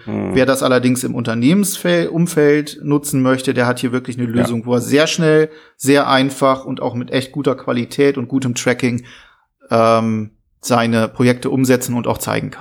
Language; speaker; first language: German; native; German